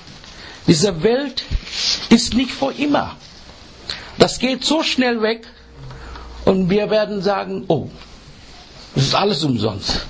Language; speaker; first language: German; non-native, learner; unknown